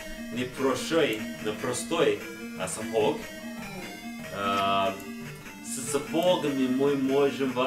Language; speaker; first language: Russian; non-native, learner; English